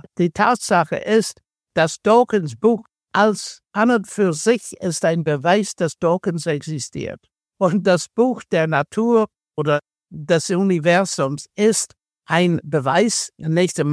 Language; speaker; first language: German; non-native, fluent; English